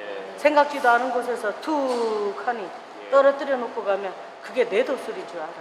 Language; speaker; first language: Korean; native; Korean